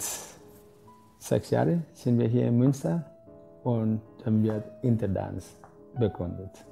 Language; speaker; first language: German; non-native, fluent; Spanish